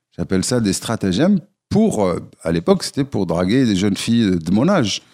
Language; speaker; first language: French; non-native, local second language; Arabic